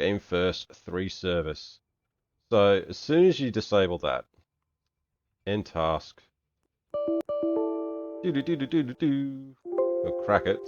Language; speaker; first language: English; native; English